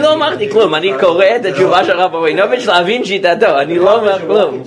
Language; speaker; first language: Hebrew; non-native, fluent; English